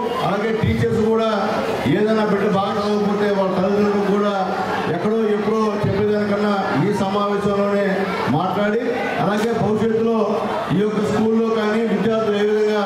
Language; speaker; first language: Telugu; native; Telugu